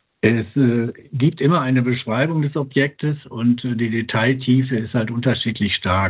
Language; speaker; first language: German; native; German